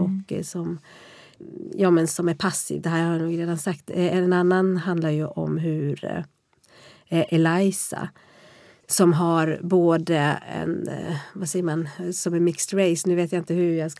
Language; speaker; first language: Swedish; native; Swedish